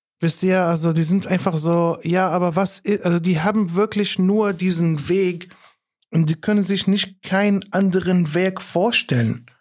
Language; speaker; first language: German; non-native, fluent; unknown